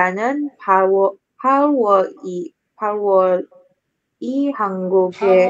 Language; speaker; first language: Korean; non-native, learner; Indonesian